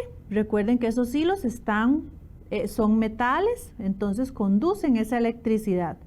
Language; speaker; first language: Spanish; native; Spanish